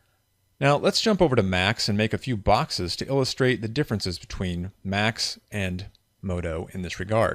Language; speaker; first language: English; native; English